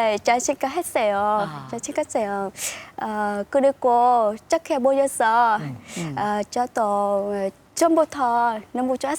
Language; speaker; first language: Korean; non-native, learner; Vietnamese